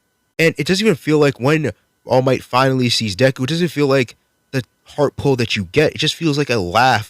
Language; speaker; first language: English; native; English